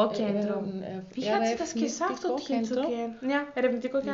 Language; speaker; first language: Greek; native; Greek